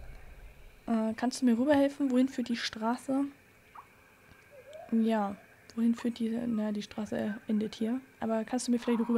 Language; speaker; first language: German; native; German